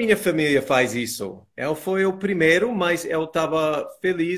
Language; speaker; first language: Portuguese; non-native, fluent; English